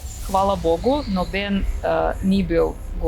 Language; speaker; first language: Slovenian; non-native, learner; Russian